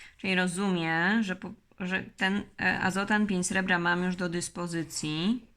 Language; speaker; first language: Polish; native; Polish